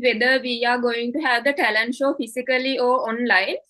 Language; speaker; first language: English; non-native, local second language; Sinhala